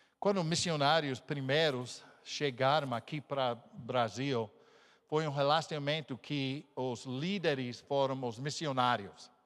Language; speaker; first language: Portuguese; non-native, fluent; English